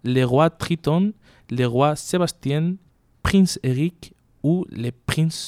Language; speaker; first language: French; non-native, learner; Spanish